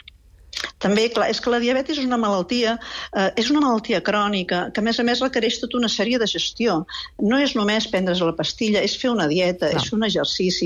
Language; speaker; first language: Catalan; native; Catalan